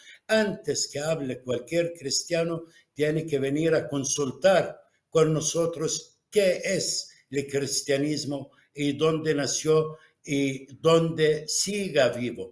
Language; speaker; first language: Spanish; non-native, fluent; Arabic